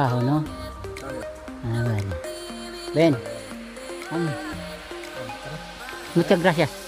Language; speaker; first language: Spanish; non-native, learner; Filipino